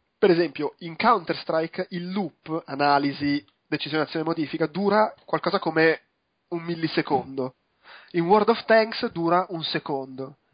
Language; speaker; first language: Italian; native; Italian